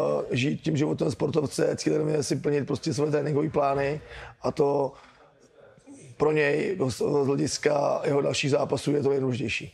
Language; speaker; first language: Czech; native; Czech